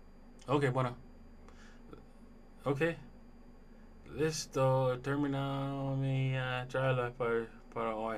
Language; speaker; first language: Spanish; non-native, learner; English